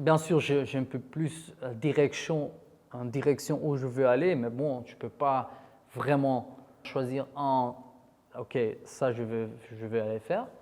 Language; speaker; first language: French; non-native, fluent; Dutch